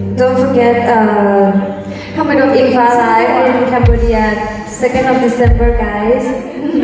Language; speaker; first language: English; non-native, learner; Thai